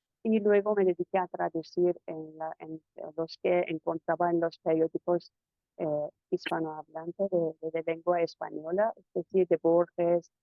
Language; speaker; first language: Spanish; non-native, fluent; Persian